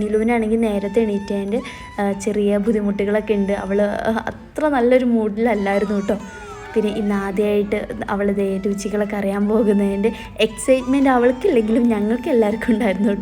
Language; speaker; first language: Malayalam; native; Malayalam